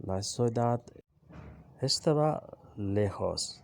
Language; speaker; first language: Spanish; non-native, learner; Urdu